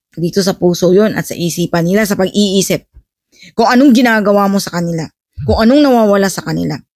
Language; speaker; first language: Filipino; native; Filipino